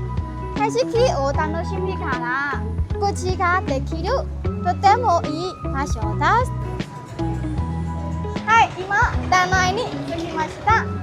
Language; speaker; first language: Japanese; non-native, learner; Burmese